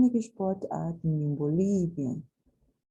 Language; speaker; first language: German; non-native, fluent; Spanish